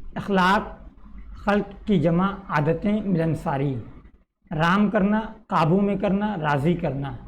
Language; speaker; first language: Urdu; native; Urdu